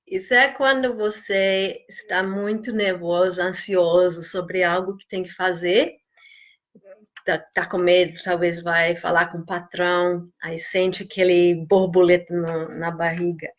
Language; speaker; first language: Portuguese; non-native, fluent; English